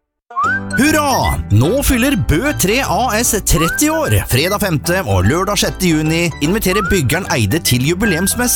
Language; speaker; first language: Norwegian; native; Norwegian